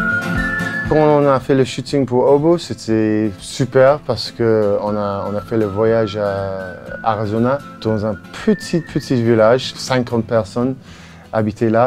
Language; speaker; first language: French; non-native, fluent; English